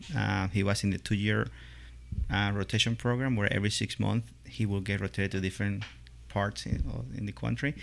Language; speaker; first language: English; non-native, fluent; Spanish